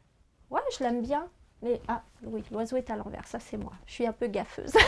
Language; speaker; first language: French; native; French